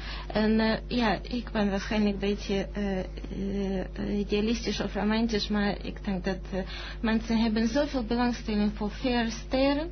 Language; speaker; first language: Dutch; non-native, fluent; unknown